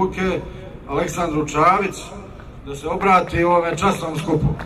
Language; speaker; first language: Bosnian; native; Bosnian